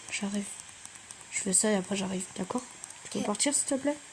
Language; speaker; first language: French; native; French